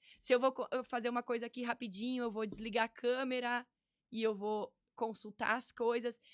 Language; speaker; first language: Portuguese; native; Portuguese